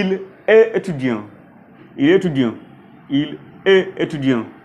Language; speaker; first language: French; non-native, fluent; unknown